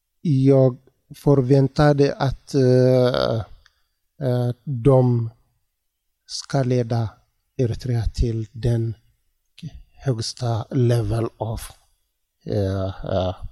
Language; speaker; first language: Swedish; non-native, learner; Tigrinya